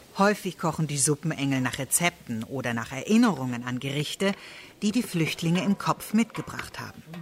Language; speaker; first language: German; native; German